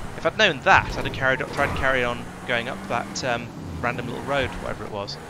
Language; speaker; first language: English; native; English